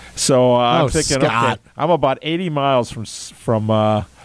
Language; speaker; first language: English; native; English